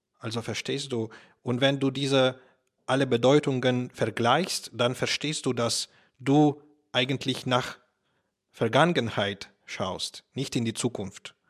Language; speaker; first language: German; non-native, fluent; Russian